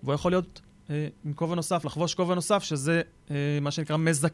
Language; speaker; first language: Hebrew; native; Hebrew